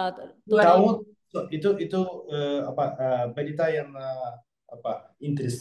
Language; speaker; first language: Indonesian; non-native, fluent; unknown